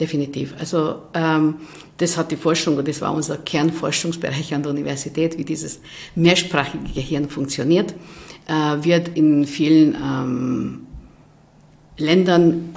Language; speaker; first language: German; non-native, fluent; Hungarian